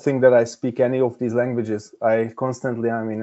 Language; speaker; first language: English; non-native, fluent; Hungarian